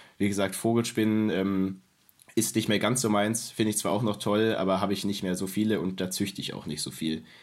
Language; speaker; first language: German; native; German